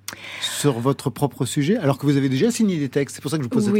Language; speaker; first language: French; native; French